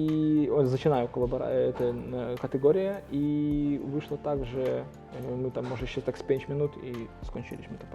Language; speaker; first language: Polish; non-native, local second language; Ukrainian